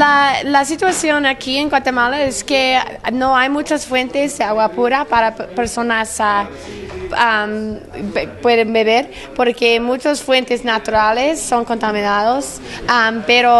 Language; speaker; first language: Spanish; non-native, learner; English